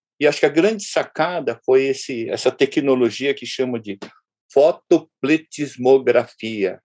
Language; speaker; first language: Portuguese; early bilingual, other home language; Japanese